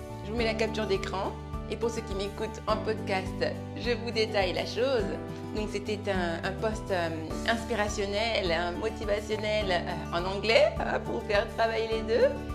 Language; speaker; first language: French; native; French